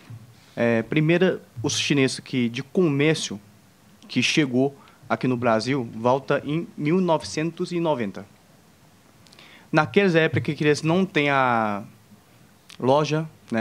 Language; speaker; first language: Portuguese; non-native, fluent; Chinese